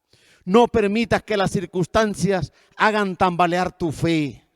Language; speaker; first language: Spanish; native; Spanish